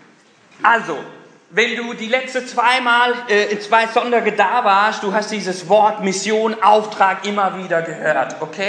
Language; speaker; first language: German; non-native, fluent; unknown